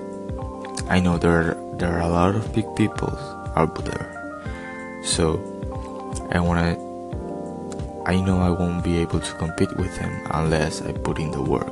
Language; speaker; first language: English; non-native, fluent; Spanish